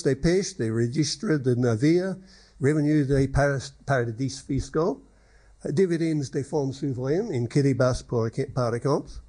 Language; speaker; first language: French; non-native, learner; English